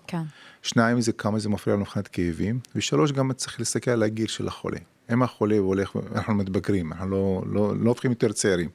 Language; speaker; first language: Hebrew; non-native, local second language; Arabic